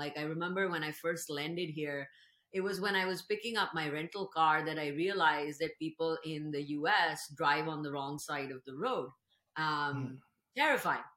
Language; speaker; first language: English; non-native, local second language; Urdu